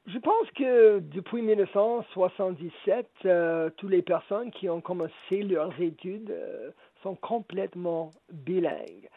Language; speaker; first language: French; non-native, local second language; English